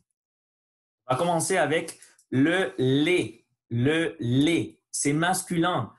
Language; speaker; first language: French; non-native, learner; Spanish